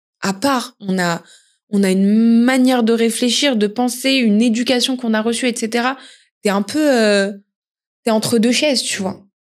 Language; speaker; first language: French; early bilingual, other home language; Arabic